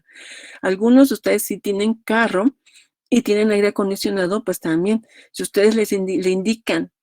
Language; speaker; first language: Spanish; native; Spanish